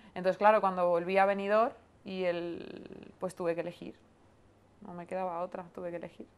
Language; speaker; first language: Spanish; native; Spanish